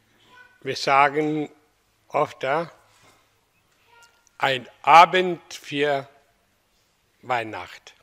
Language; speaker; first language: German; non-native, learner; Hindi